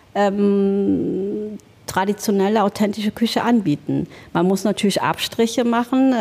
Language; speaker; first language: German; native; German